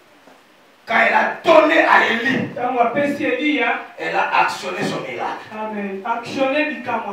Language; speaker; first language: French; non-native, local second language; Lingala